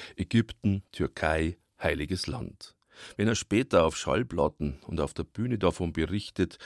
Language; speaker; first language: German; native; German